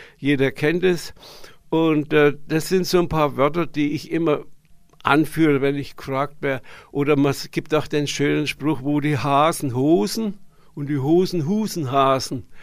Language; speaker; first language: German; native; German